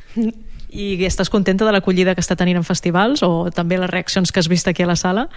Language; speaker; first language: Catalan; native; Catalan